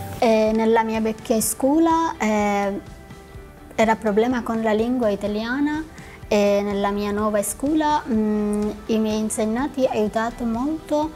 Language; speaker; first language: Italian; non-native, learner; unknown